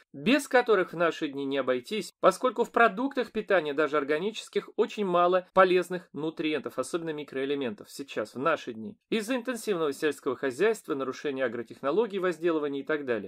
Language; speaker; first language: Russian; native; Russian